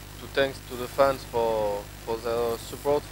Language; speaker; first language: English; non-native, learner; French